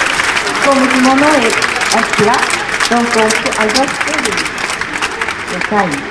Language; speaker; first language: French; non-native, learner; Japanese